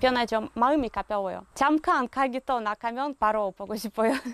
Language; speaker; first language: Korean; non-native, learner; Russian